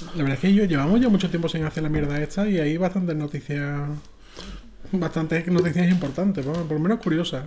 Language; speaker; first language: Spanish; native; Spanish